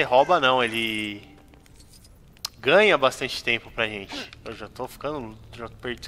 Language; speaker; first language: Portuguese; native; Portuguese